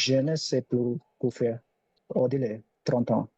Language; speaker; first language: French; non-native, learner; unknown